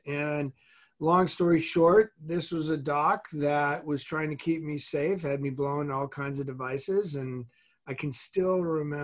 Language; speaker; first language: English; native; English